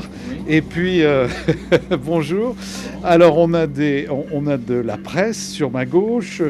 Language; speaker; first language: French; native; French